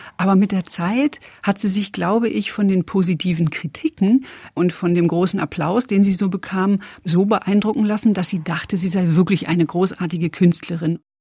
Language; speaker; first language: German; native; German